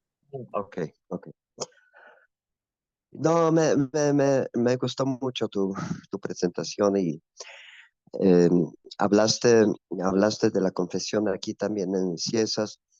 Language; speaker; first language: Spanish; non-native, fluent; Polish